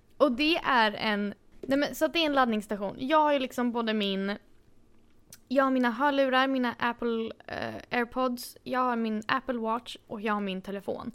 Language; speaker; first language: Swedish; native; Swedish